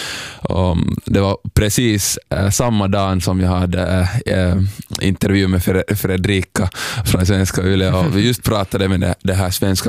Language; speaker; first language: Swedish; non-native, local second language; Somali